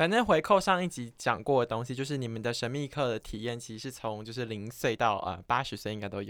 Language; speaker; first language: Chinese; native; Chinese